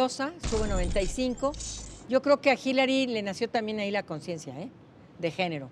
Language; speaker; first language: Spanish; native; Spanish